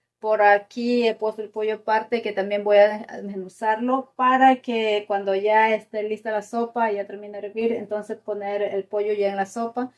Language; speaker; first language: Spanish; native; Spanish